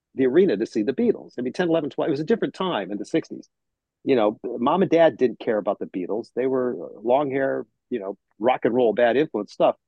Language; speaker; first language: English; native; English